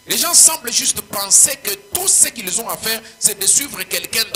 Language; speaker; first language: French; non-native, local second language; Swahili